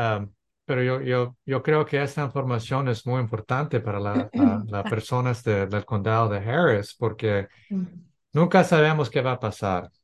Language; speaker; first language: Spanish; early bilingual, heritage; English